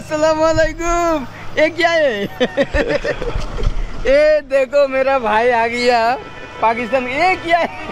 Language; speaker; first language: Hindi; non-native, learner; Bangla